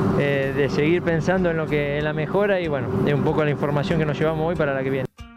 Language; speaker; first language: Spanish; native; Spanish